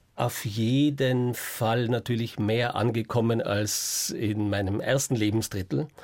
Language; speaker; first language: German; native; German